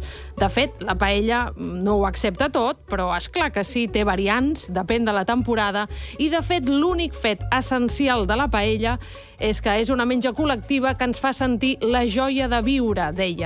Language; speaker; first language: Catalan; native; Catalan